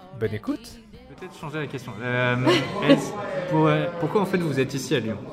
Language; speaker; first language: French; native; French